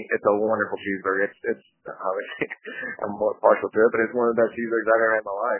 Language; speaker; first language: English; early bilingual, other home language; Japanese